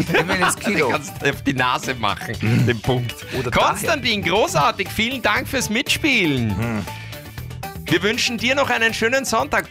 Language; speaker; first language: German; native; German